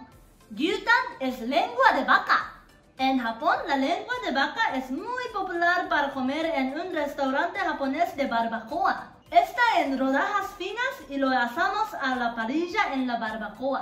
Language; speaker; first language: Spanish; non-native, fluent; Japanese